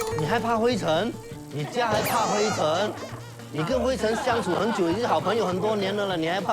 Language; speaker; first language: Chinese; native; Chinese